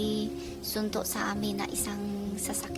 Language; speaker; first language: Filipino; non-native, learner; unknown